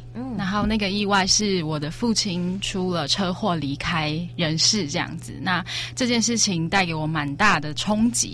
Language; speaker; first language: Chinese; native; Chinese